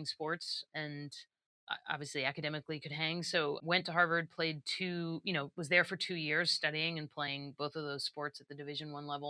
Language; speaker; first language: English; native; English